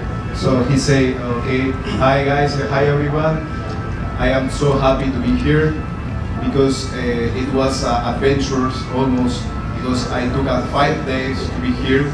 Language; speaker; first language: English; non-native, learner; Spanish